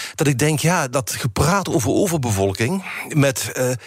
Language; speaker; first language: Dutch; native; Dutch